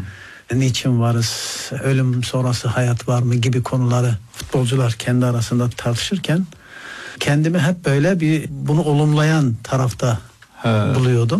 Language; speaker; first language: Turkish; native; Turkish